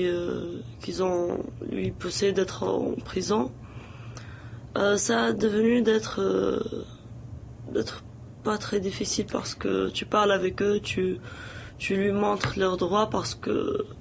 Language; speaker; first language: French; non-native, local second language; Arabic